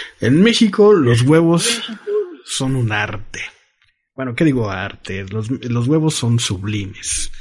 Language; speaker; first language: Spanish; native; Spanish